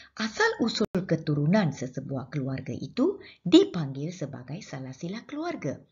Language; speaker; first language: Malay; non-native, local second language; Tamil